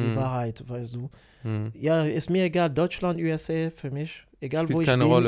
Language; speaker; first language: German; non-native, learner; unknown